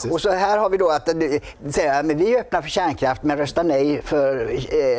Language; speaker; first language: Swedish; native; Swedish